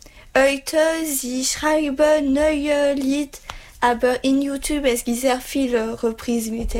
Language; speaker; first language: German; non-native, learner; French